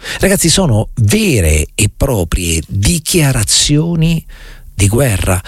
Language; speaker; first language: Italian; native; Italian